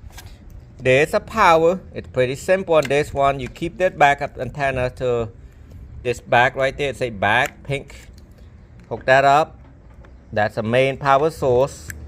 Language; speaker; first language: English; non-native, local second language; Khmer